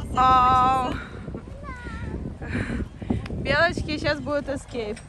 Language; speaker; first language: Russian; native; Russian